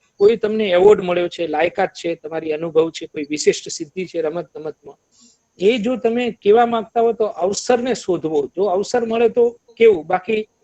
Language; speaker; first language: Gujarati; native; Gujarati